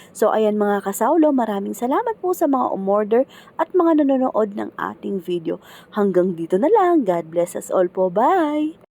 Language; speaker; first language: Filipino; native; Filipino